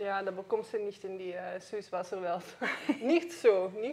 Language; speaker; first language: German; non-native, learner; Dutch